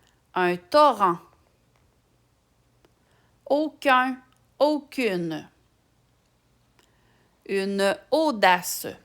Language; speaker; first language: French; native; French